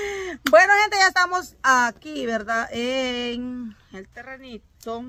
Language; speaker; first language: Spanish; native; Spanish